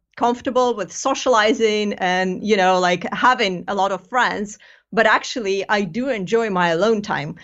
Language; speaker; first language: English; non-native, fluent; Greek